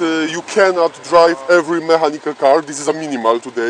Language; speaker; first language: English; non-native, learner; Polish